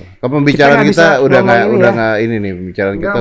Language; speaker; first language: Indonesian; native; Indonesian